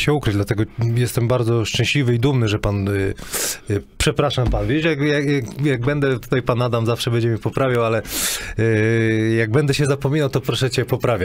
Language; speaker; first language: Polish; native; Polish